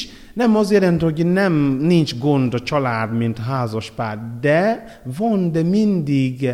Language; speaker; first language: Hungarian; non-native, learner; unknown